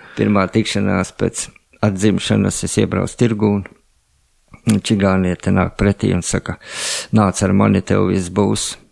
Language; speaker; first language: Latvian; native; Latvian